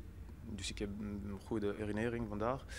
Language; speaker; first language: Dutch; non-native, fluent; French